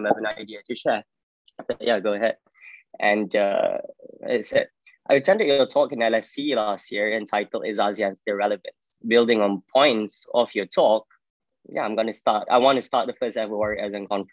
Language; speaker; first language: English; non-native, local second language; Malay